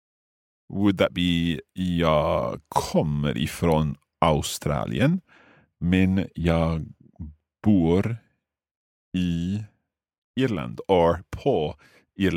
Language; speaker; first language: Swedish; non-native, learner; English